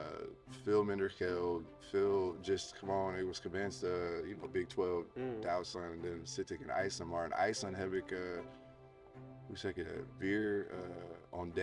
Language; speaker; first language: Dutch; non-native, fluent; English